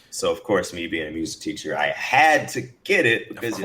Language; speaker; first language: English; native; English